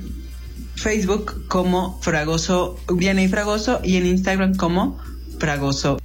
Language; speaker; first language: Spanish; native; Spanish